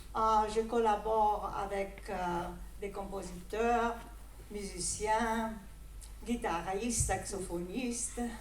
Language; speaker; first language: French; non-native, fluent; Greek